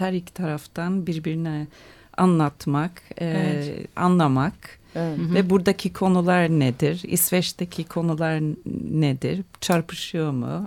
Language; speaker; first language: Turkish; non-native, fluent; Swedish